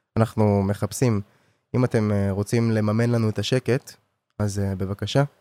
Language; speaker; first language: Hebrew; native; Hebrew